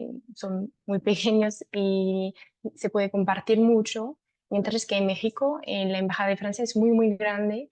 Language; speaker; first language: Spanish; non-native, fluent; French